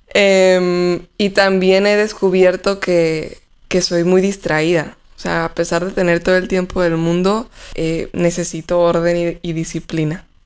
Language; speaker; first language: Spanish; native; Spanish